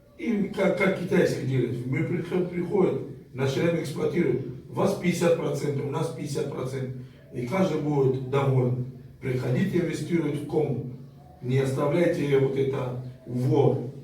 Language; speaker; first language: Russian; non-native, fluent; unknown